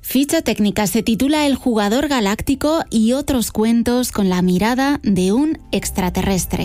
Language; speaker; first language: Spanish; native; Spanish